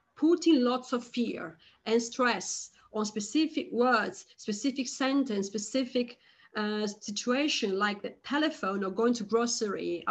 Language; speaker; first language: English; non-native, fluent; Italian